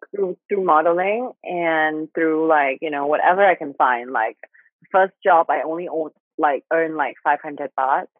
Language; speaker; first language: English; non-native, fluent; Thai